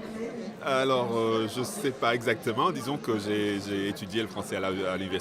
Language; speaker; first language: French; non-native, fluent; English